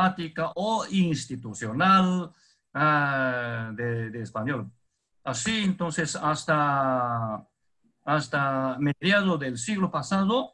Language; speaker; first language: Spanish; non-native, fluent; Chinese